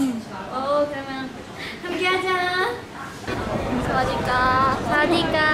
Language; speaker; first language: Korean; non-native, fluent; Japanese